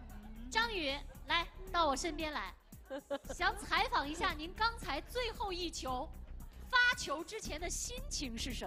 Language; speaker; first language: Chinese; native; Chinese